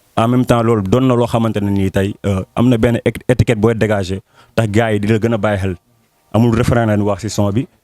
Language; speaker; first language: Wolof; native; Wolof